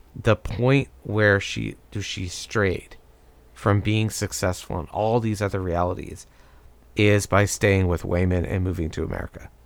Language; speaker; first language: English; native; English